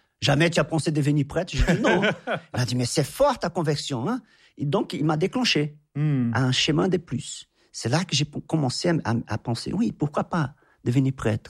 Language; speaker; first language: French; non-native, fluent; Portuguese